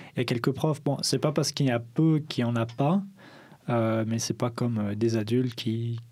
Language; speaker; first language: French; native; French